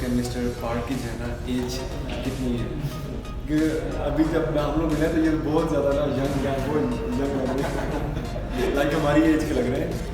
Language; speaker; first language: Urdu; native; Urdu